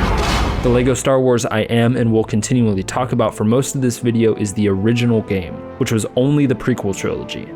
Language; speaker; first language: English; native; English